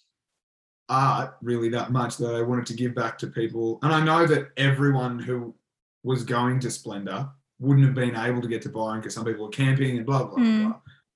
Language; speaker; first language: English; native; English